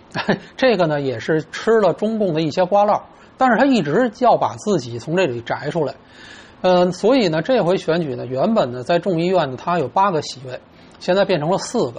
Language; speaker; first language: Chinese; native; Chinese